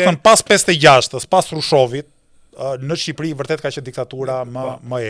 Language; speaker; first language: Albanian; native; Albanian